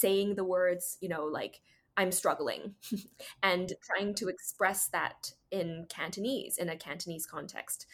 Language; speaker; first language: English; native; English